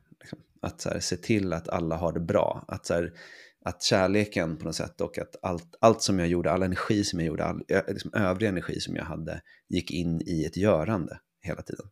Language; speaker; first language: Swedish; native; Swedish